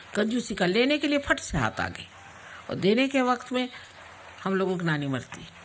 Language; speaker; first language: Hindi; non-native, local second language; Marathi